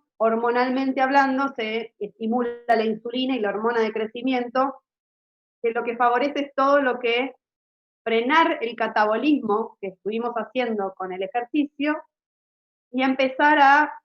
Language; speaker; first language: Spanish; native; Spanish